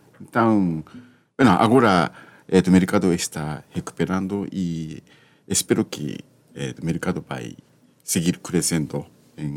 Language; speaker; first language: Portuguese; non-native, learner; Japanese